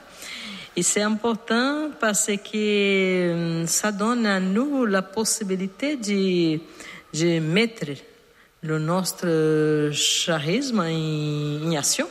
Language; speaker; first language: French; non-native, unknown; Portuguese